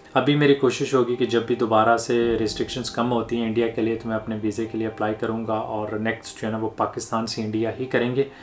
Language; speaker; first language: Urdu; native; Urdu